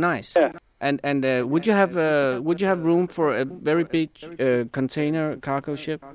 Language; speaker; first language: English; non-native, fluent; Danish